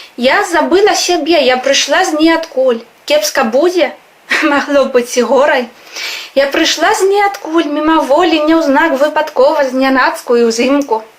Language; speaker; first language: Belarusian; non-native, fluent; Spanish